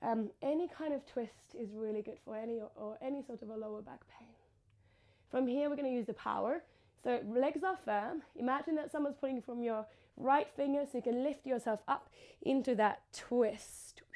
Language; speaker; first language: English; non-native, fluent; Finnish